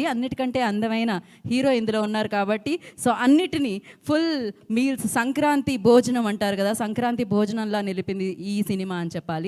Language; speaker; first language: Telugu; native; Telugu